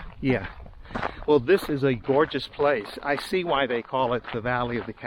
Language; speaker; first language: English; native; English